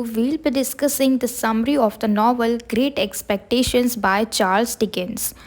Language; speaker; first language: English; non-native, local second language; Hindi